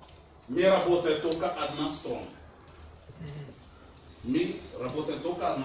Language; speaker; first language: Russian; non-native, learner; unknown